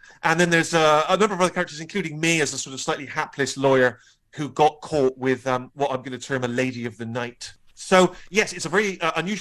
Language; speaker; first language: English; native; English